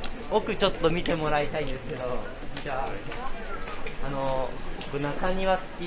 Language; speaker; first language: Japanese; native; Japanese